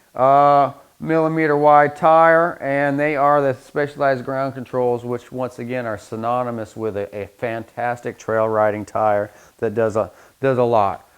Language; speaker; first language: English; native; English